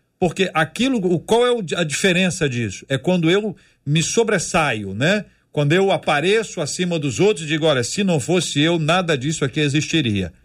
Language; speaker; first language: Portuguese; native; Portuguese